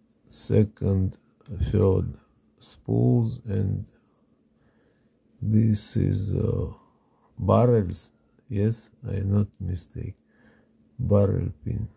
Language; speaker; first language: English; non-native, learner; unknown